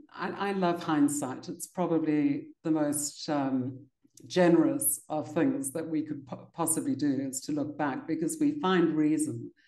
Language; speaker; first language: English; native; English